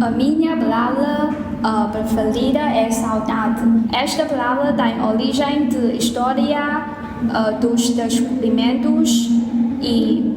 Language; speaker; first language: Portuguese; non-native, learner; Chinese